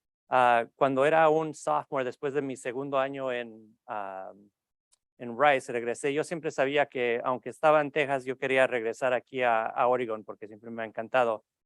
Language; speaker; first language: Spanish; early bilingual, heritage; Spanish